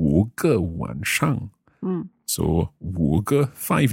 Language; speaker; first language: Chinese; non-native, learner; English